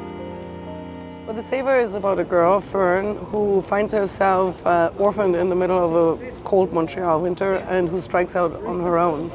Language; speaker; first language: English; non-native, fluent; German